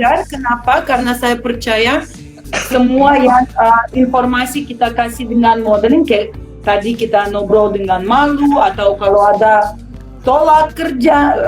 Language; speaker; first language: Indonesian; non-native, fluent; Russian